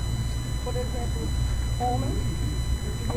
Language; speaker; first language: Portuguese; native; Portuguese